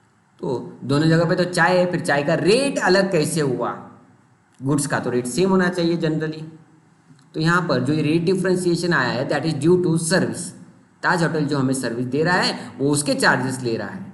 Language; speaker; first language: Hindi; non-native, local second language; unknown